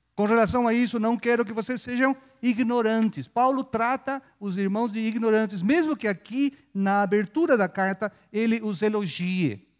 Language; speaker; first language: Portuguese; non-native, fluent; Spanish